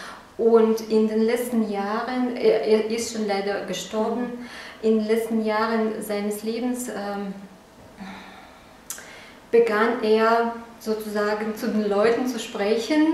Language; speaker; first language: German; non-native, fluent; Russian